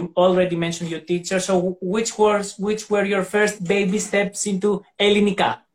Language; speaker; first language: English; non-native, fluent; Greek